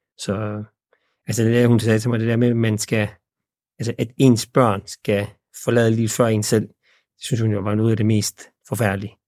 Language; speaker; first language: Danish; early bilingual, other home language; Persian